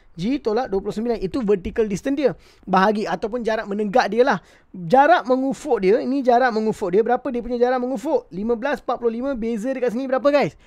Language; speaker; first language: Malay; non-native, local second language; Tamil